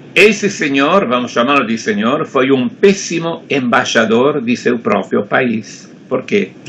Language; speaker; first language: Portuguese; non-native, fluent; Italian